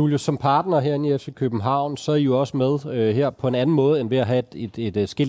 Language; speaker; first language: Danish; native; Danish